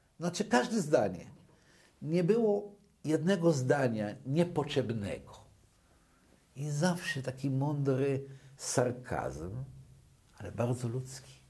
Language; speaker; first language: Polish; early bilingual, other home language; Yiddish